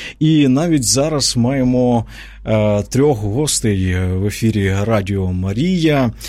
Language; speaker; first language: Ukrainian; native; Ukrainian